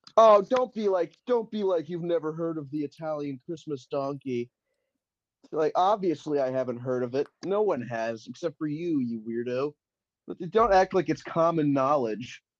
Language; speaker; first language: English; early bilingual, other home language; Italian